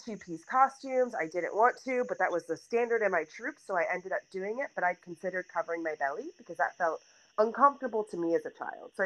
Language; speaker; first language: English; native; English